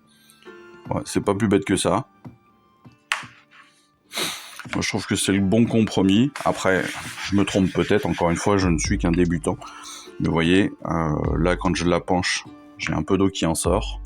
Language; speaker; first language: French; native; French